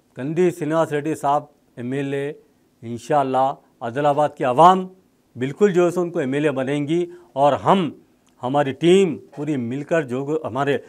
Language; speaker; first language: Urdu; native; Urdu